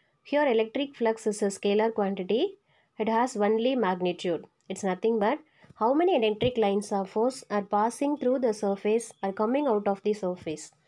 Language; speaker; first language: English; non-native, local second language; Tamil